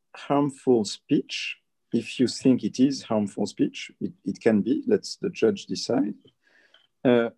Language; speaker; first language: English; early bilingual, other home language; Spanish